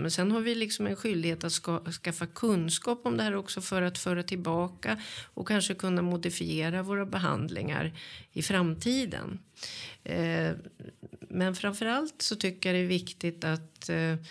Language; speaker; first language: Swedish; native; Swedish